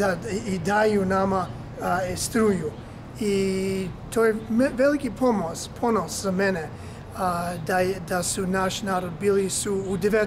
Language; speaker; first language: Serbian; early bilingual, heritage; English